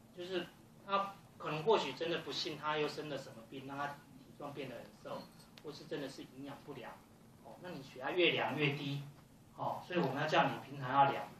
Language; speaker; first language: Chinese; native; Chinese